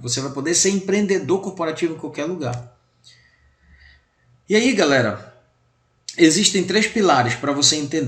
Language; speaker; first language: Portuguese; native; Portuguese